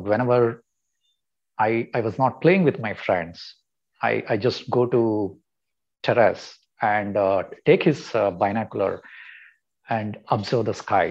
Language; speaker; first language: English; non-native, local second language; Kannada